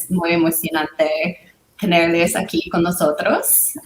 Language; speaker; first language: Spanish; non-native, learner; English